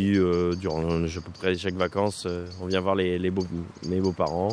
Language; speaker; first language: French; native; French